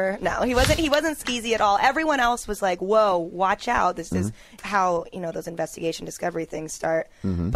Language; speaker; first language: English; native; English